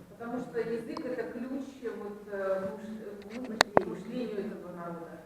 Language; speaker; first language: Russian; native; Russian